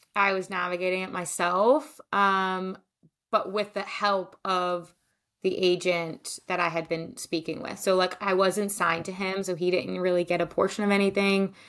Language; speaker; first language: English; native; English